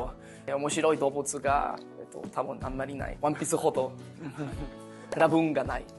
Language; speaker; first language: Japanese; non-native, learner; Spanish